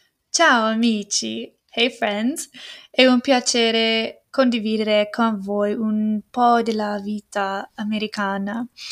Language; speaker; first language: Italian; non-native, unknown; English